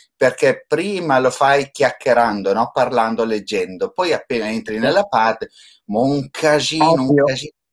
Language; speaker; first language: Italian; native; Italian